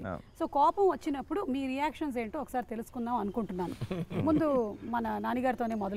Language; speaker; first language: Telugu; native; Telugu